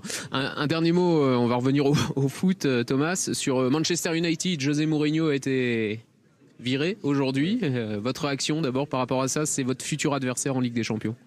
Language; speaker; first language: French; native; French